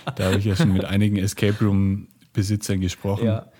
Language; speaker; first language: German; native; German